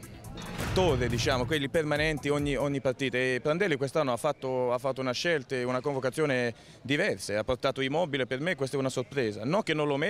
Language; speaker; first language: Italian; early bilingual, heritage; Italian